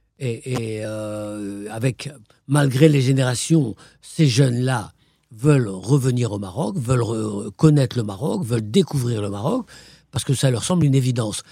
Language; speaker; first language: French; non-native, local second language; Arabic